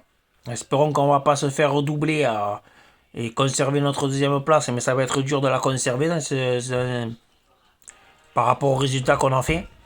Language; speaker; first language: French; native; French